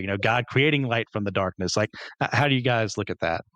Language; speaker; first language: English; native; English